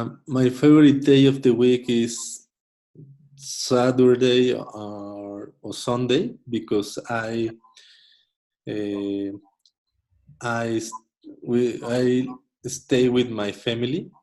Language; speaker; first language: English; non-native, learner; Spanish